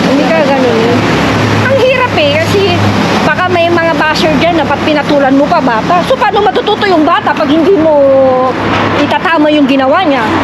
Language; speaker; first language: Filipino; native; Filipino